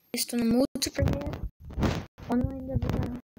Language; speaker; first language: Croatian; non-native, learner; Macedonian